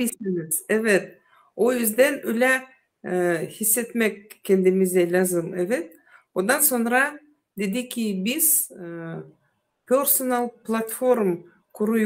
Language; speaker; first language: Turkish; non-native, learner; Russian